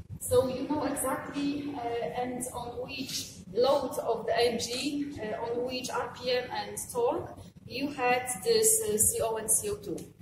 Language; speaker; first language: English; non-native, fluent; Polish